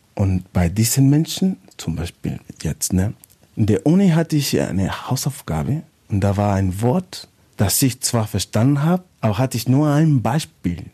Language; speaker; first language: German; non-native, fluent; Spanish